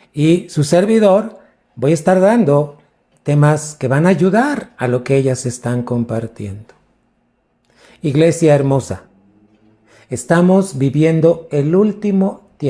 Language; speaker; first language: Spanish; native; Spanish